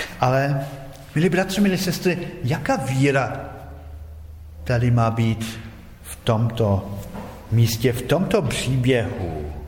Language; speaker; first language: Czech; non-native, fluent; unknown